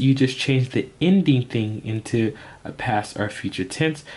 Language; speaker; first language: English; native; English